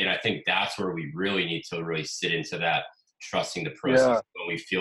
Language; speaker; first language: English; native; English